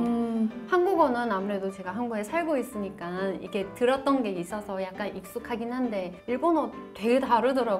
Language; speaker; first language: Korean; non-native, fluent; Chinese